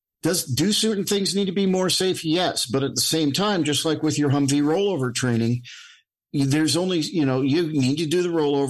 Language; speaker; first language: English; native; English